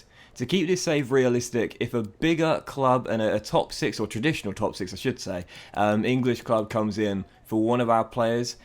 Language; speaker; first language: English; native; English